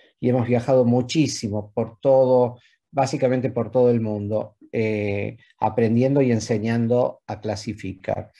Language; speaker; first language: Spanish; native; Spanish